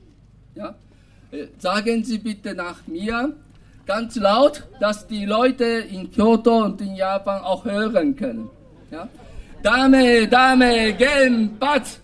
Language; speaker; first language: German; non-native, fluent; Japanese